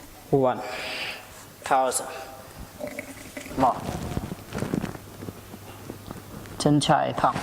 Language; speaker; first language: Vietnamese; non-native, learner; Hindi